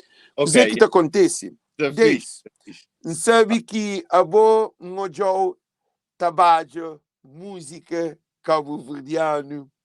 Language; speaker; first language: Portuguese; non-native, local second language; Kabuverdianu